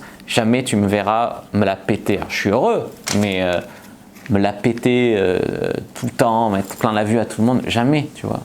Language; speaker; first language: French; native; French